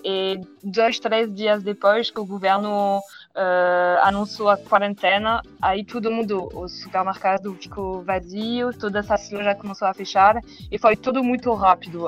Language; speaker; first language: Portuguese; non-native, learner; French